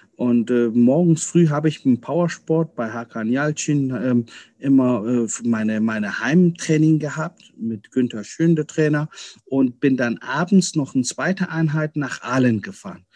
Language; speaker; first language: German; early bilingual, other home language; Arabic